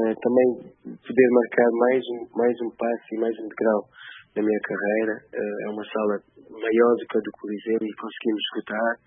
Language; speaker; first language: Portuguese; non-native, local second language; Kabuverdianu